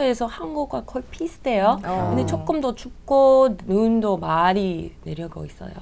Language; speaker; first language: Korean; non-native, learner; English